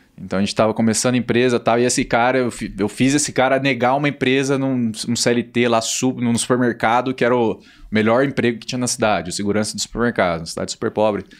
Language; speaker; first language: Portuguese; native; Portuguese